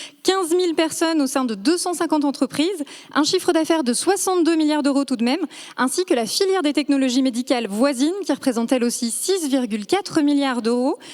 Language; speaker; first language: French; native; French